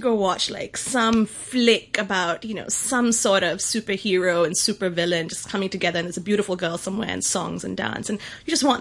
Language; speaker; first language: English; native; English